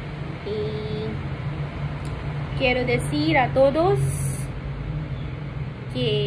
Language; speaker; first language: Spanish; non-native, learner; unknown